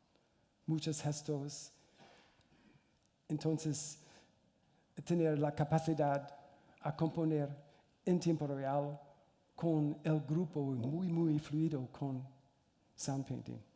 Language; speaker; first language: Spanish; non-native, learner; English